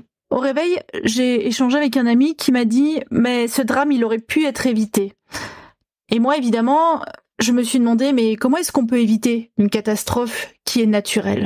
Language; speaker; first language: French; native; French